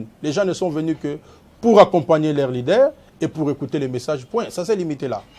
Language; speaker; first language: French; non-native, local second language; Lingala